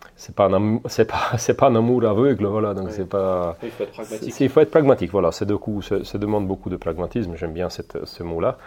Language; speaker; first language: French; non-native, fluent; Hungarian